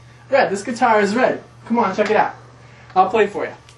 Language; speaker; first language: English; native; English